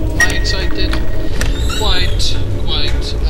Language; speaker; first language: English; native; English